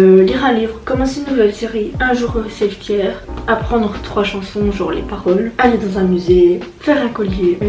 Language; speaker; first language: French; native; French